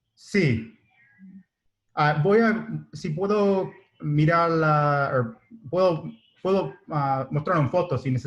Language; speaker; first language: Spanish; non-native, learner; English